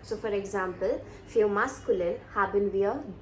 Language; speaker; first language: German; non-native, fluent; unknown